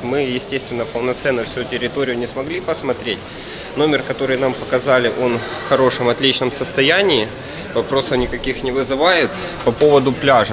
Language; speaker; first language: Russian; native; Russian